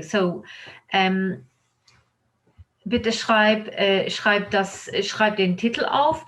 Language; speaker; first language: German; non-native, fluent; English